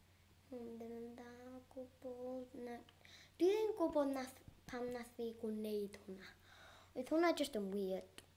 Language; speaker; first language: Welsh; non-native, local second language; English